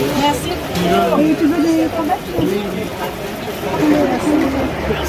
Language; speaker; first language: French; non-native, learner; Thai